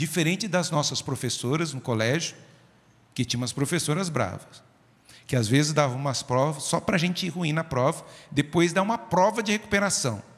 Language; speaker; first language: Portuguese; native; Portuguese